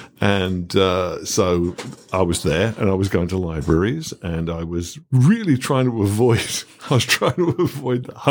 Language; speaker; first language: English; native; English